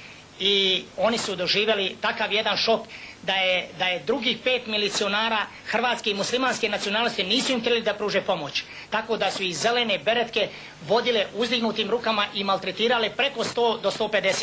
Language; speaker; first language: Bosnian; native; Bosnian